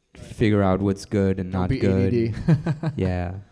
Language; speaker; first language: English; non-native, fluent; French